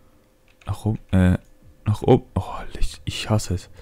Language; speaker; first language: German; non-native, fluent; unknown